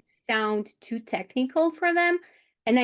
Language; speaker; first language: English; non-native, fluent; Romanian